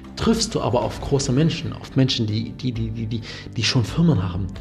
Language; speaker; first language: German; non-native, fluent; Arabic